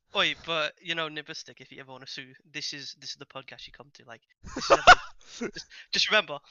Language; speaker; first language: English; non-native, fluent; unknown